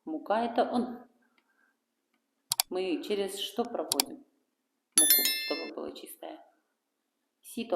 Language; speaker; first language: Russian; non-native, local second language; Kara-Kalpak